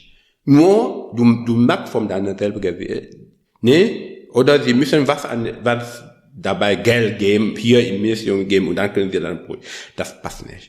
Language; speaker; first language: German; non-native, learner; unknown